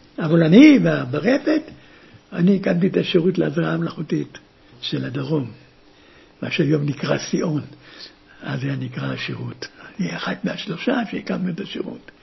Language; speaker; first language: Hebrew; early bilingual, other home language; German